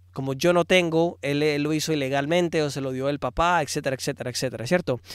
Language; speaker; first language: Spanish; early bilingual, heritage; Spanish